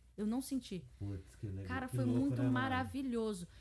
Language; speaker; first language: Portuguese; early bilingual, heritage; Portuguese